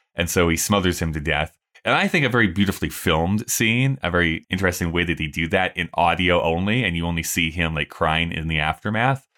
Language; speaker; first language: English; native; English